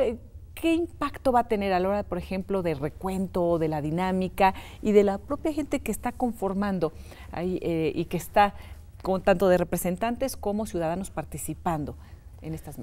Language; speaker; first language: Spanish; native; Spanish